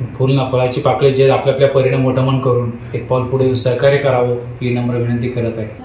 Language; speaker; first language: Marathi; native; Marathi